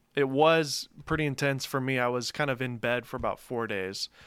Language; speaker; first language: English; native; English